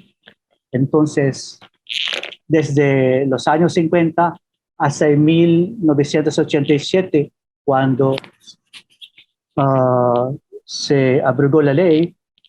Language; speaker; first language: Spanish; non-native, fluent; Filipino